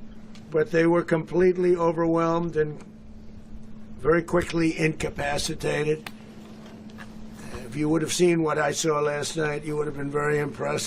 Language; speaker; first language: English; native; English